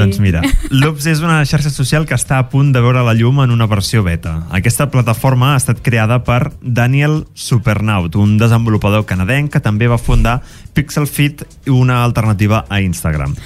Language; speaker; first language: Catalan; native; Catalan